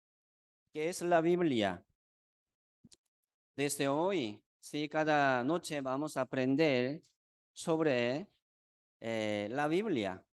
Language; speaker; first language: Spanish; non-native, fluent; Korean